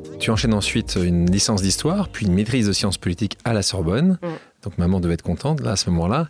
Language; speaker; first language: French; native; French